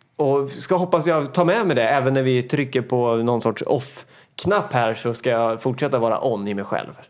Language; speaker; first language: Swedish; native; Swedish